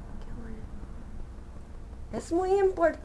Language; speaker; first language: Spanish; early bilingual, heritage; Spanish